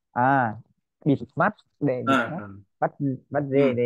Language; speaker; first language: Korean; non-native, learner; Vietnamese